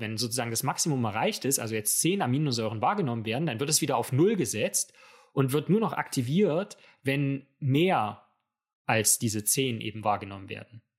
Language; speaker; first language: German; native; German